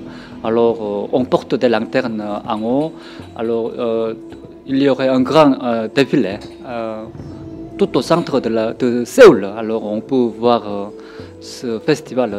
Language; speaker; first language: French; non-native, fluent; Korean